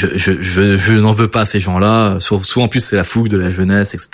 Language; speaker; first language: French; early bilingual, other home language; Portuguese